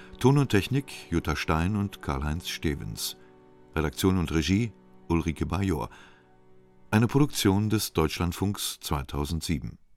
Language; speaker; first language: German; native; German